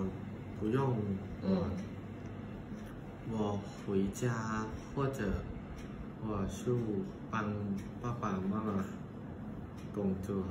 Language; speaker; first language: Chinese; non-native, learner; Thai